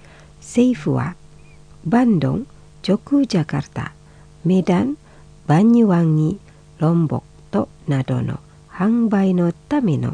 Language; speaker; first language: Japanese; non-native, fluent; Indonesian